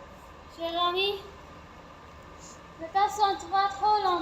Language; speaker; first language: French; non-native, learner; Arabic